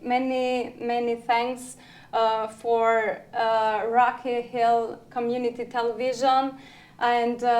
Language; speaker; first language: English; non-native, learner; Albanian